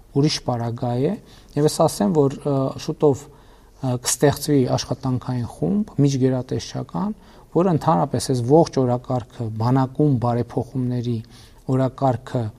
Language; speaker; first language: Armenian; native; Armenian